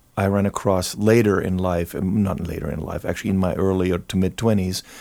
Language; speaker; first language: English; non-native, fluent; German